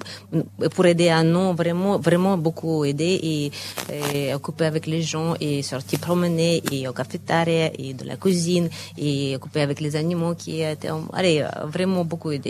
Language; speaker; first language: French; non-native, fluent; Ukrainian